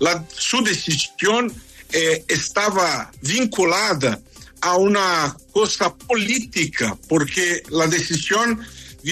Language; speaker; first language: Spanish; non-native, fluent; Portuguese